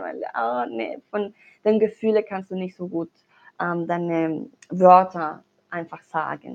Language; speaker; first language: German; non-native, learner; Spanish